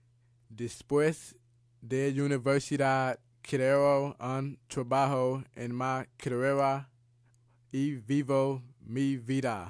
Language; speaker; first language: Spanish; non-native, learner; English